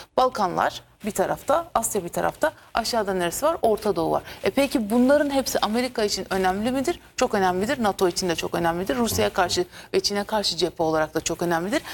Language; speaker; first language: Turkish; native; Turkish